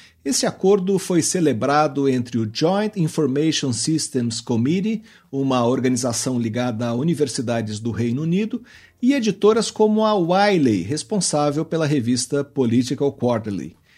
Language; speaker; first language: Portuguese; native; Portuguese